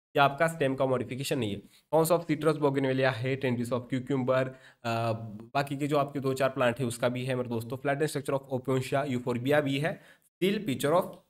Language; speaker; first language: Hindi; non-native, local second language; Marathi